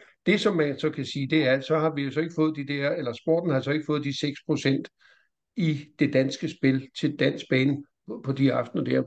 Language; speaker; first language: Danish; native; Danish